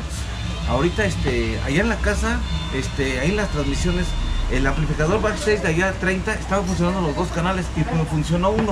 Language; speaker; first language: Spanish; native; Spanish